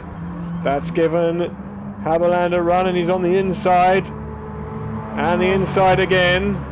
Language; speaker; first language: English; native; English